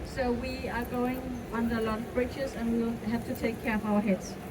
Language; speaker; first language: English; non-native, fluent; Danish